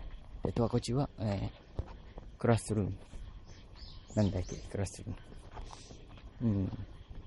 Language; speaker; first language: Japanese; non-native, learner; Malay